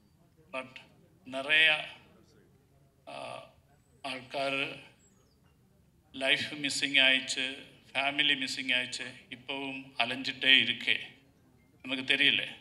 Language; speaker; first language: Tamil; non-native, learner; Malayalam